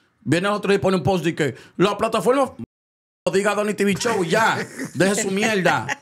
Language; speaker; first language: Spanish; native; Spanish